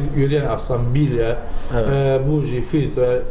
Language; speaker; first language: Turkish; non-native, learner; Arabic